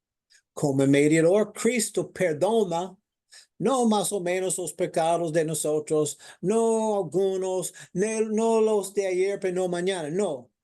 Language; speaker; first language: Spanish; non-native, fluent; English